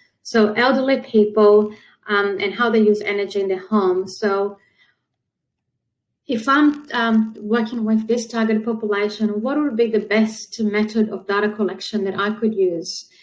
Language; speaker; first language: English; non-native, fluent; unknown